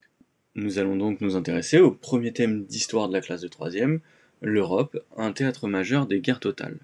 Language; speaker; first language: French; native; French